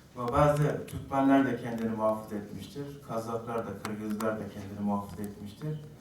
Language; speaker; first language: Turkish; non-native, fluent; Uzbek